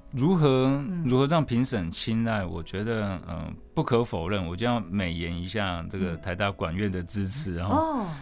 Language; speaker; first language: Chinese; non-native, local second language; Min Nan Chinese